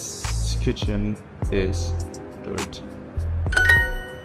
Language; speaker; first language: English; non-native, learner; Indonesian